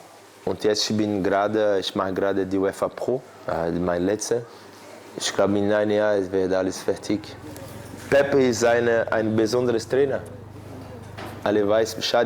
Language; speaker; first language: German; non-native, fluent; Portuguese